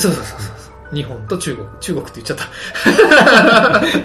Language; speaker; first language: Japanese; native; Japanese